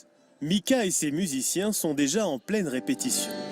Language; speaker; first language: French; native; French